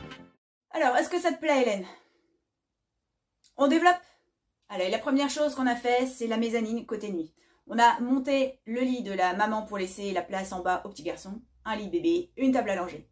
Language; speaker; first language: French; native; French